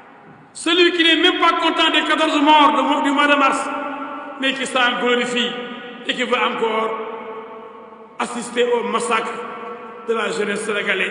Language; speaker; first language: French; non-native, local second language; Wolof